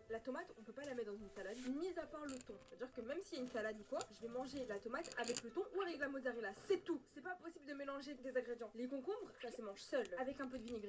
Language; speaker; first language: French; native; French